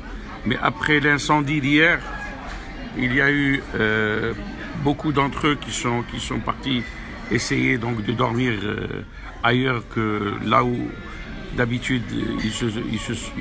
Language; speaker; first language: French; non-native, local second language; Arabic